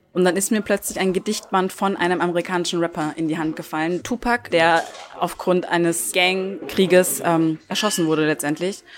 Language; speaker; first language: German; early bilingual, other home language; Turkish